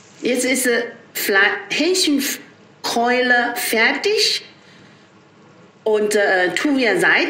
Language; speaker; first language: German; non-native, learner; Chinese